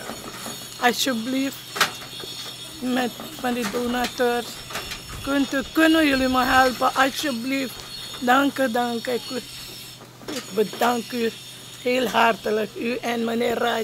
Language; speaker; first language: Dutch; non-native, local second language; Caribbean Hindustani